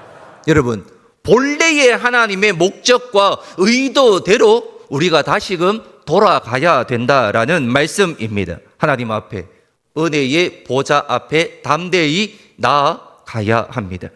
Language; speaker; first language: Korean; native; Korean